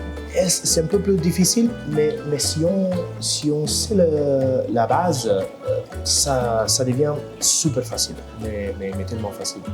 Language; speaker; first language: French; non-native, fluent; Spanish